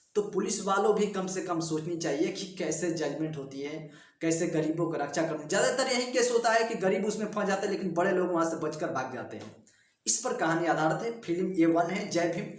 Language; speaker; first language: Hindi; native; Hindi